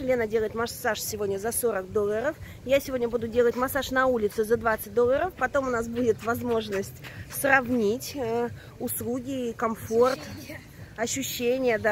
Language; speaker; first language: Russian; native; Russian